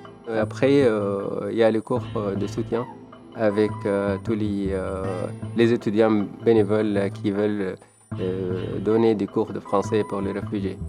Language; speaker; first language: French; non-native, fluent; Arabic